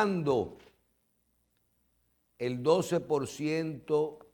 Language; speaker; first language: Spanish; native; Spanish